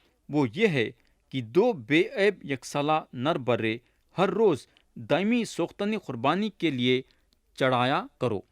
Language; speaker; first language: Urdu; native; Urdu